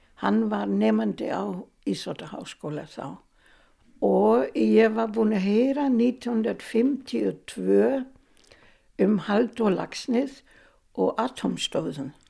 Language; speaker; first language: Icelandic; non-native, fluent; German